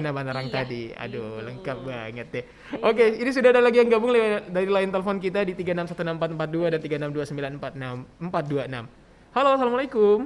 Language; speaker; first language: Indonesian; native; Indonesian